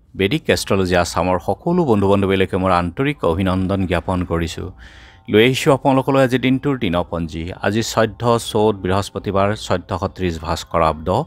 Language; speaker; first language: Assamese; native; Assamese